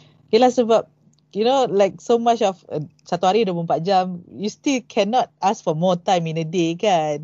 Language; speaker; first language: English; non-native, local second language; Malay